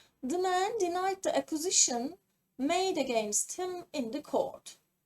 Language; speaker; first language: English; non-native, fluent; Turkish